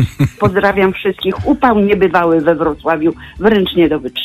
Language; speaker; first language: Polish; native; Polish